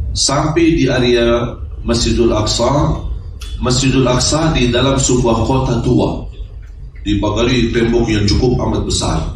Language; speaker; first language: Indonesian; non-native, fluent; Arabic